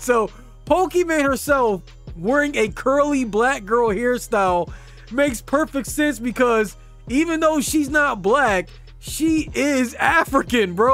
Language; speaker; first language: English; native; English